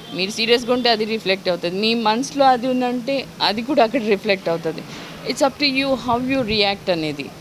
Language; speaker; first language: Telugu; non-native, local second language; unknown